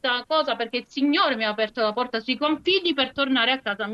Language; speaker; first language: Italian; native; Italian